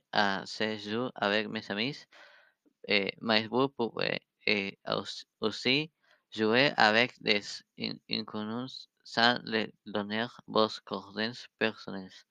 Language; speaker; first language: French; non-native, learner; Spanish